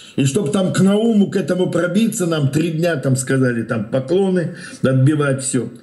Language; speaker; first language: Russian; native; Russian